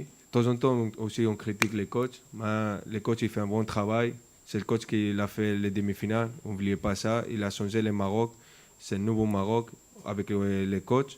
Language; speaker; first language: French; non-native, fluent; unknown